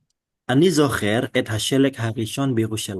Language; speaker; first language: Hebrew; non-native, learner; Indonesian